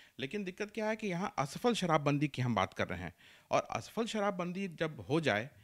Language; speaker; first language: Hindi; native; Hindi